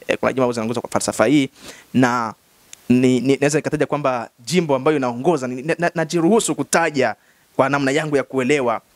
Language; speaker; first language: Swahili; native; Swahili